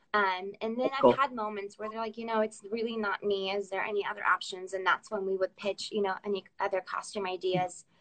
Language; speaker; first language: English; early bilingual, other home language; Russian